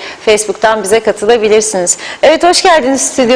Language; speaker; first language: Turkish; native; Turkish